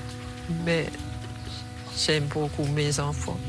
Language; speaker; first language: French; non-native, local second language; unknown